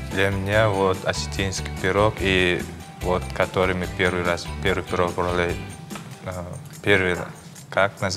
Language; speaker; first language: Russian; non-native, fluent; Turkmen